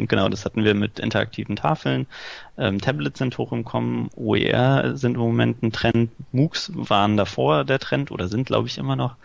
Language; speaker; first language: German; native; German